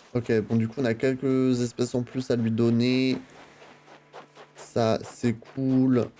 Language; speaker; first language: French; native; French